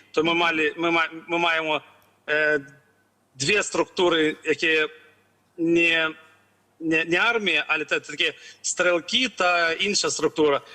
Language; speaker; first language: Ukrainian; non-native, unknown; Lithuanian